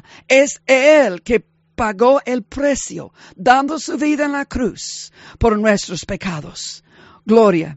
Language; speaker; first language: Spanish; non-native, fluent; English